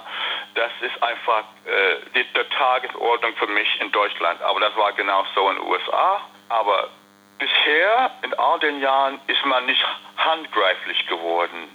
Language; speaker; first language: German; non-native, fluent; English